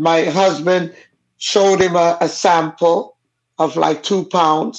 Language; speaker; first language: English; non-native, local second language; Jamaican Creole English